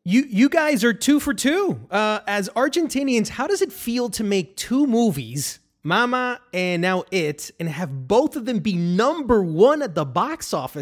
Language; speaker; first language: English; early bilingual, other home language; Spanish